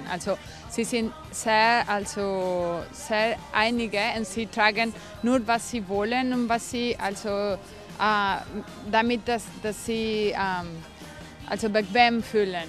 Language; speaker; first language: German; non-native, fluent; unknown